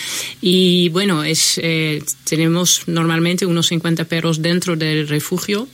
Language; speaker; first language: Spanish; non-native, fluent; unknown